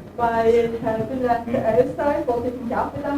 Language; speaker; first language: German; non-native, fluent; Turkish